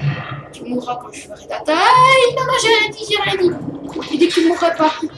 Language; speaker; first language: French; native; French